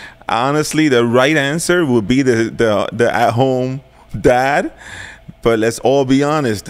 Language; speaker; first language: English; early bilingual, other home language; Spanish